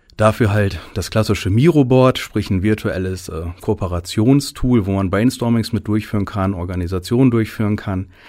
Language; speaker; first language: German; native; German